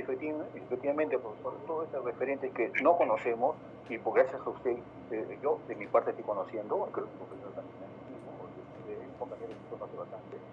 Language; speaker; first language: Spanish; native; Spanish